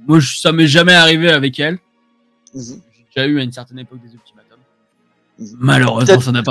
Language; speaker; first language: French; native; French